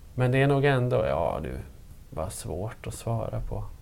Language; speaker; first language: Swedish; native; Swedish